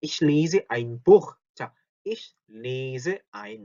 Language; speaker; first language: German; non-native, fluent; Korean